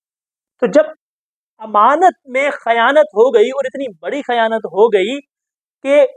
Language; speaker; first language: Urdu; native; Urdu